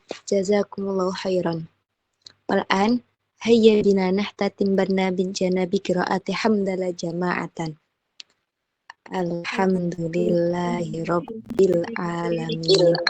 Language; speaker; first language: Arabic; non-native, learner; Indonesian